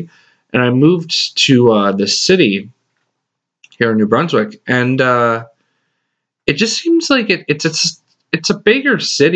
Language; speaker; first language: English; native; English